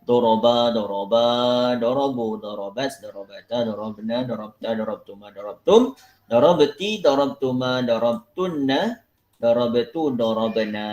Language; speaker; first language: Arabic; non-native, fluent; Malay